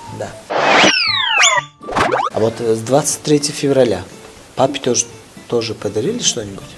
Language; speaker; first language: Russian; non-native, local second language; Tajik